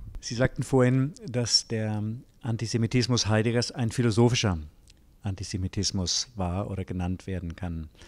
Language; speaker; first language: German; native; German